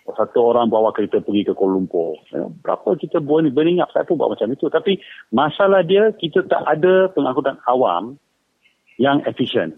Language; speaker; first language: Malay; native; Malay